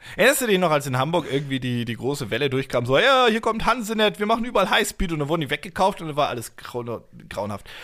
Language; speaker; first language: German; native; German